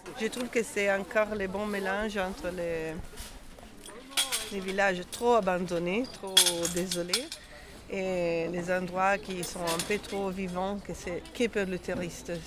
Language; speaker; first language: French; non-native, fluent; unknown